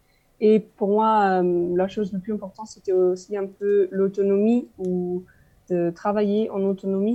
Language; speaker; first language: French; non-native, fluent; German